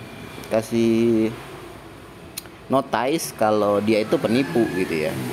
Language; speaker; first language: Indonesian; native; Indonesian